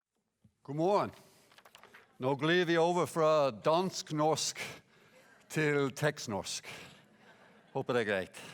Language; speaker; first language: Norwegian; non-native, fluent; English